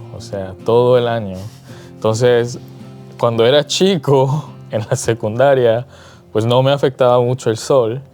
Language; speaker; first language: Spanish; early bilingual, other home language; Korean